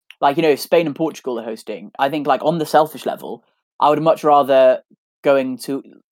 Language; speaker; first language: English; native; English